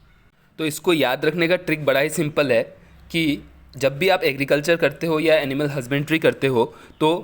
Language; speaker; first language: Hindi; native; Hindi